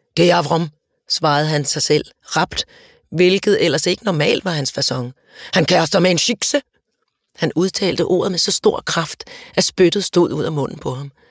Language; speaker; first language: Danish; native; Danish